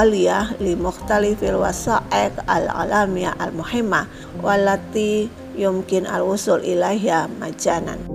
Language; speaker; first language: Arabic; non-native, fluent; Indonesian